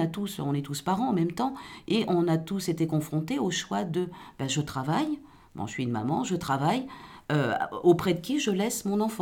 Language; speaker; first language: French; native; French